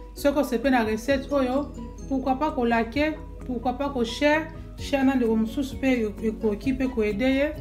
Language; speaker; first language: French; non-native, local second language; Lingala